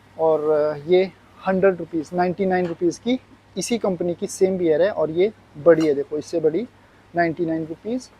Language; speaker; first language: Hindi; native; Hindi